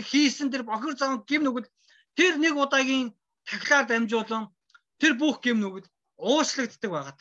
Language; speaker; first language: Mongolian; non-native, fluent; Korean